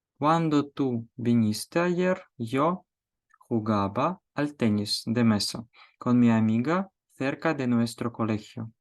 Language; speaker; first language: Spanish; non-native, fluent; Ukrainian